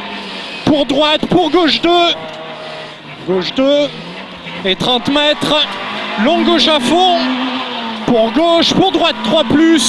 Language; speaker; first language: French; native; French